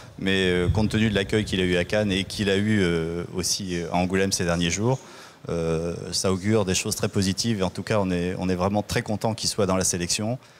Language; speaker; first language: French; native; French